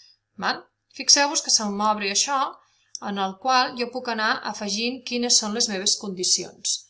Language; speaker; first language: Catalan; native; Catalan